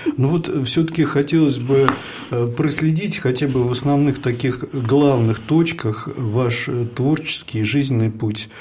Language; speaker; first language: Russian; native; Russian